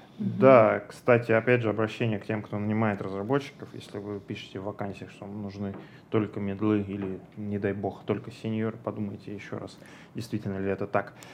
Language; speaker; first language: Russian; native; Russian